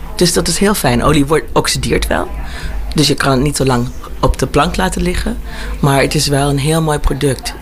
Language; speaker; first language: Dutch; early bilingual, heritage; Dutch